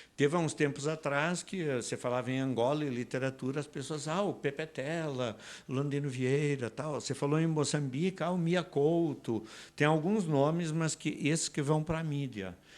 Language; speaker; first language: Portuguese; native; Portuguese